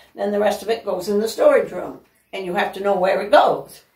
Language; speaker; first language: English; native; English